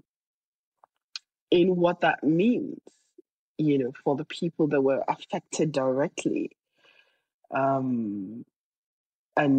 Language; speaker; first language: English; non-native, local second language; Yoruba